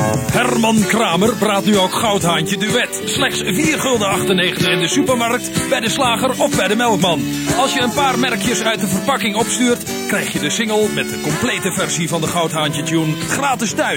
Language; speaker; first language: Dutch; native; Dutch